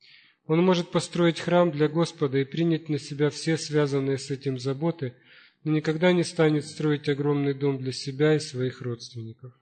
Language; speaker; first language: Russian; native; Russian